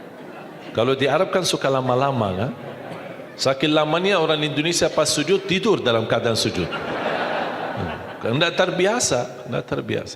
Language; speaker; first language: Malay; non-native, fluent; Arabic